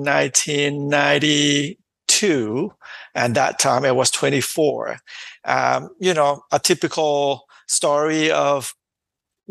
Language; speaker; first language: English; non-native, fluent; Thai